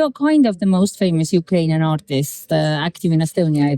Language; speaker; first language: English; non-native, fluent; Estonian